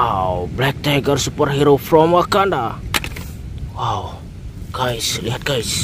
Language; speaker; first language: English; non-native, learner; Indonesian